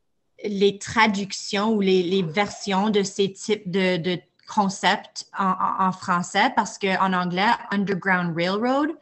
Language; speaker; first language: French; non-native, fluent; English